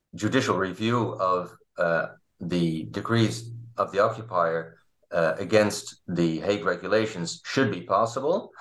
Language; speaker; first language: English; non-native, fluent; Dutch